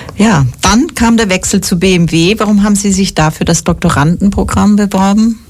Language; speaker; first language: German; native; German